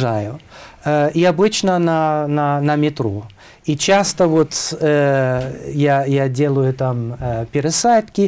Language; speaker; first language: Russian; non-native, fluent; German